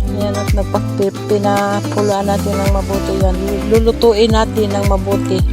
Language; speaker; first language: Filipino; non-native, local second language; Cebuano